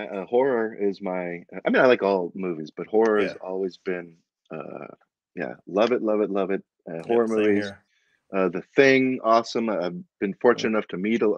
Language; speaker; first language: English; native; English